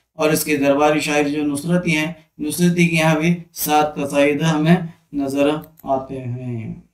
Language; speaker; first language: Urdu; native; Urdu